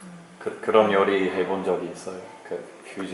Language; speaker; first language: Korean; non-native, learner; English